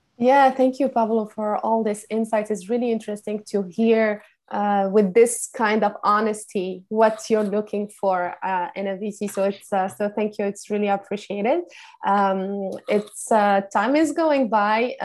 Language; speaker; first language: English; non-native, fluent; French